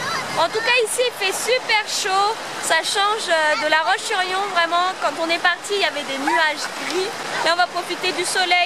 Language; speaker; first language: French; native; French